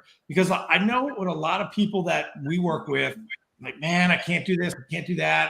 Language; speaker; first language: English; native; English